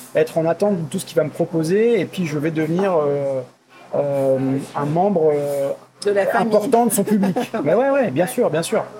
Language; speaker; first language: French; native; French